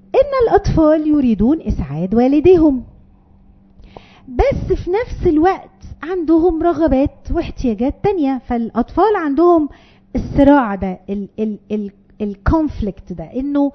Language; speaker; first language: Arabic; native; Arabic